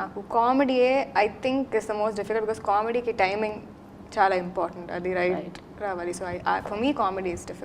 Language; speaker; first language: Telugu; non-native, local second language; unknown